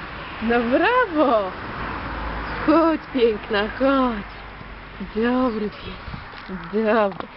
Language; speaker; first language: Polish; native; Polish